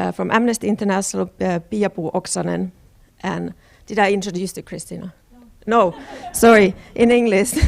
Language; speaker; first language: English; non-native, fluent; Finnish